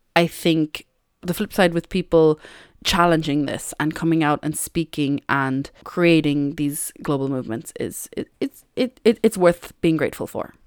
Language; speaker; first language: English; native; English